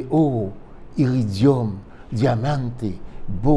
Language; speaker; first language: Spanish; non-native, fluent; French